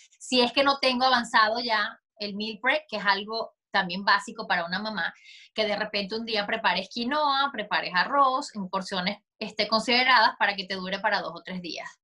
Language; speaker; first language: Spanish; native; Spanish